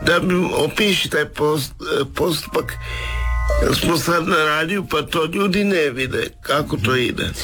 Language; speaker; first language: Serbian; native; Serbian